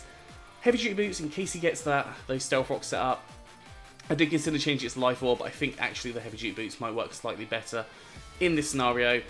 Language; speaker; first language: English; native; English